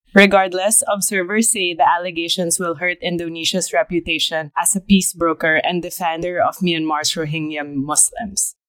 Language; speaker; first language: English; non-native, local second language; Filipino